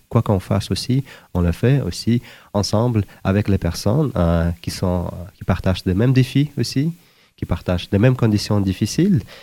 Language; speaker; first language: French; non-native, fluent; Uzbek